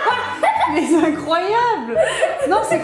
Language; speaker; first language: French; native; French